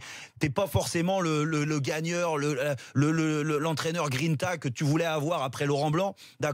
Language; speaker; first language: French; native; French